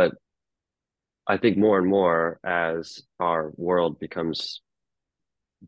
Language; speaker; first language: English; native; English